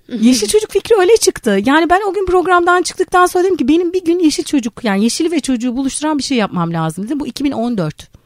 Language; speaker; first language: Turkish; native; Turkish